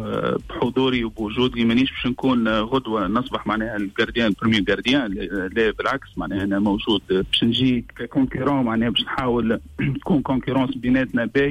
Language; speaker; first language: Arabic; native; Arabic